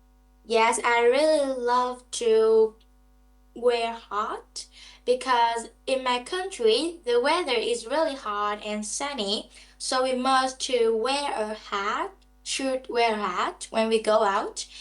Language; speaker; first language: English; non-native, learner; Vietnamese